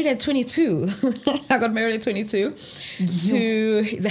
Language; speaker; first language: English; non-native, local second language; Zulu